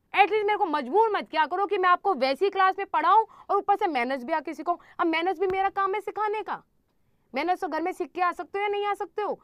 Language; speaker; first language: Hindi; native; Hindi